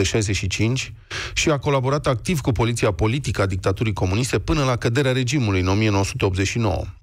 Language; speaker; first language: Romanian; native; Romanian